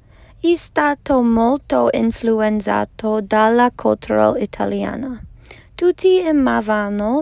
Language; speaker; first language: Italian; non-native, learner; English